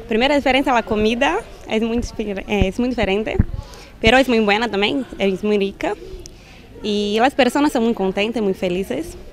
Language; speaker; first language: Spanish; non-native, learner; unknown